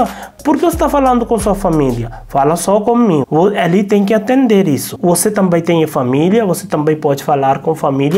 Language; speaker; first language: Portuguese; non-native, learner; Hindi